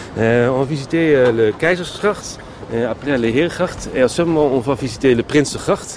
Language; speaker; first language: French; non-native, fluent; Dutch